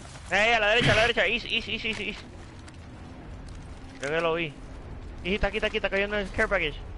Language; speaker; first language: Spanish; early bilingual, heritage; Spanish